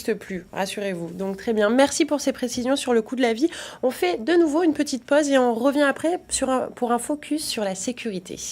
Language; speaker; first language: French; native; French